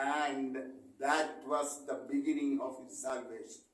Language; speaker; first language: English; non-native, local second language; Malayalam